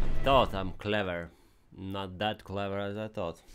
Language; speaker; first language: English; non-native, fluent; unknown